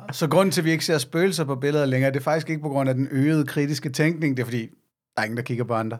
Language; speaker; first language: Danish; native; Danish